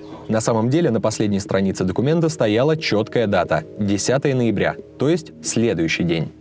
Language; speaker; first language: Russian; native; Russian